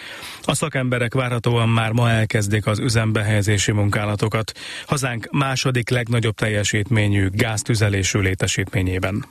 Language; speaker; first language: Hungarian; native; Hungarian